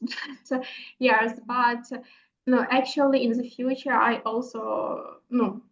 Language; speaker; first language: English; non-native, learner; Ukrainian